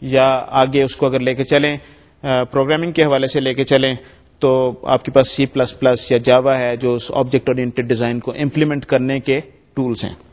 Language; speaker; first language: Urdu; native; Urdu